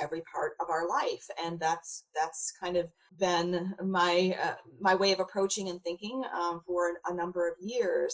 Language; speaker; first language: English; native; English